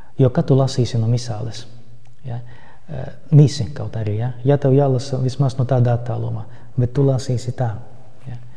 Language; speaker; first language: Latvian; non-native, local second language; Russian